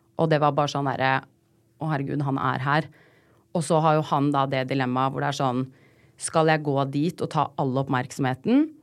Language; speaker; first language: Norwegian; native; Norwegian